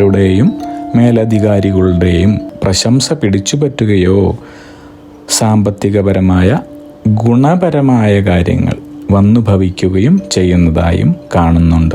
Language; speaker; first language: Malayalam; native; Malayalam